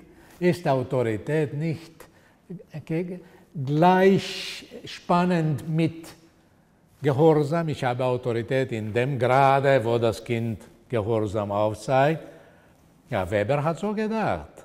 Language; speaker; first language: German; non-native, fluent; Portuguese